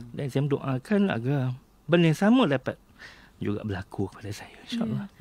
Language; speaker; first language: Malay; non-native, local second language; Iban